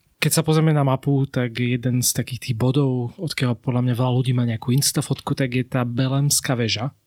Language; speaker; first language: Slovak; native; Slovak